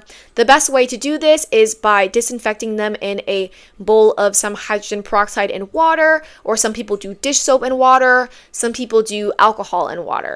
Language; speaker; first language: English; native; English